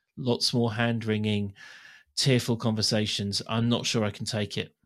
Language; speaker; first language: English; native; English